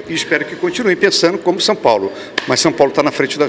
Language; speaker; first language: Portuguese; native; Portuguese